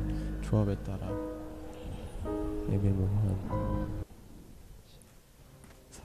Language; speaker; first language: Korean; native; Korean